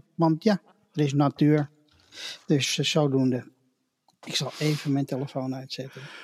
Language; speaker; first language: Dutch; native; Dutch